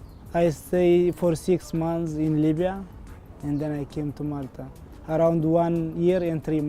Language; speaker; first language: English; non-native, learner; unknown